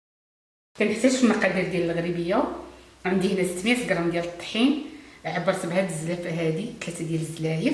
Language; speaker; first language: Arabic; native; Arabic